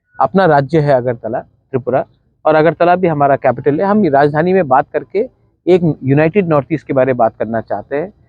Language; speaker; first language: Hindi; non-native, local second language; Kok Borok